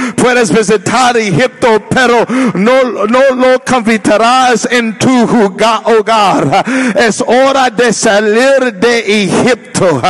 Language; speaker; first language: Spanish; non-native, learner; English